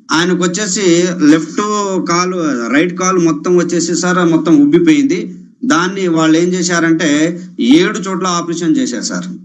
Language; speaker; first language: Telugu; non-native, local second language; Lambadi